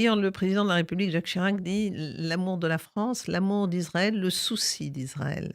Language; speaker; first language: French; native; French